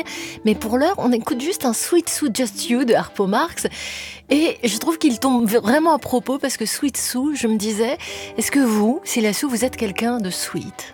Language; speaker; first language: French; native; French